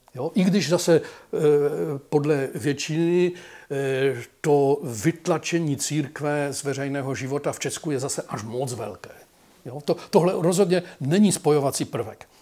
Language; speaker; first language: Czech; native; Czech